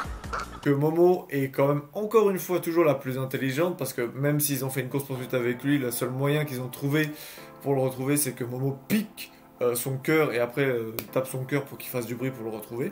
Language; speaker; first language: French; native; French